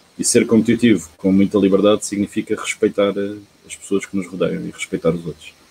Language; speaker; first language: Portuguese; early bilingual, heritage; Portuguese